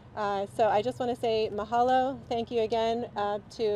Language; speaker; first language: English; native; English